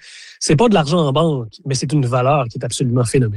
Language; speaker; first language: French; native; French